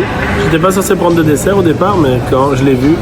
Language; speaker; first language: French; native; French